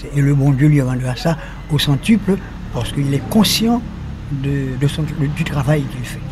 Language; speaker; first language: French; native; French